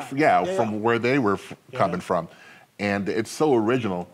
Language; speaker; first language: English; native; English